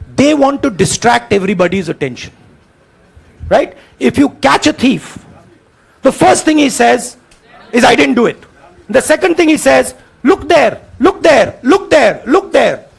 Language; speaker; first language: English; non-native, local second language; Hindi